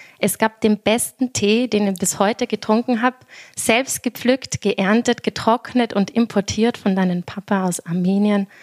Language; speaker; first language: German; native; German